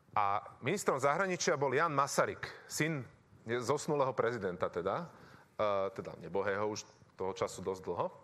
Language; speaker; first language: Slovak; native; Slovak